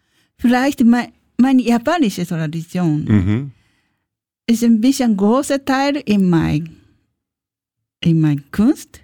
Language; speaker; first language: German; non-native, learner; Japanese